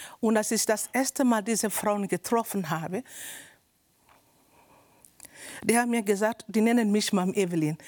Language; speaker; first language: German; non-native, learner; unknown